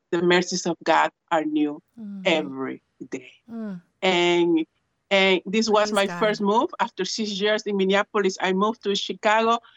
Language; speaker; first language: English; non-native, fluent; Spanish